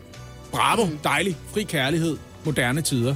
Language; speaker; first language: Danish; native; Danish